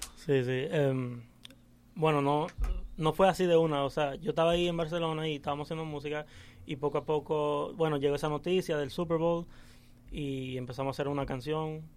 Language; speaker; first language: Spanish; early bilingual, heritage; English